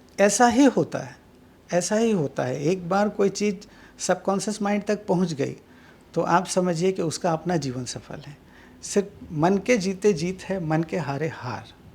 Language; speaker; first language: Hindi; non-native, local second language; Chhattisgarhi